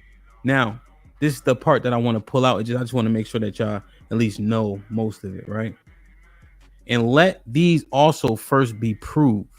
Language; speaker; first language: English; native; English